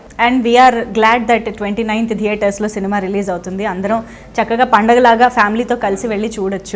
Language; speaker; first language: Telugu; native; Telugu